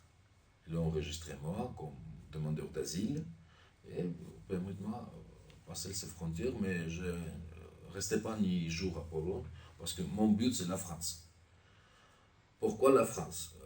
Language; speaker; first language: French; non-native, learner; Armenian